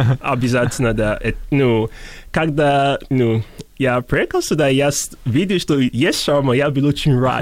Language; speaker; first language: Russian; non-native, learner; English